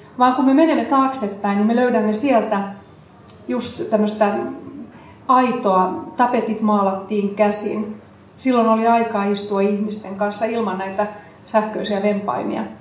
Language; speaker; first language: Finnish; native; Finnish